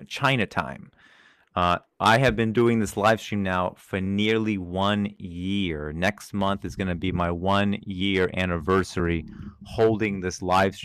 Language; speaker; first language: English; non-native, fluent; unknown